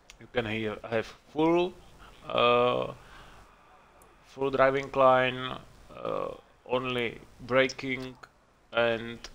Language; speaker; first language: English; non-native, learner; Czech